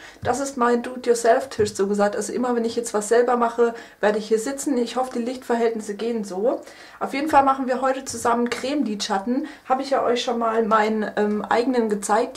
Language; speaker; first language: German; native; German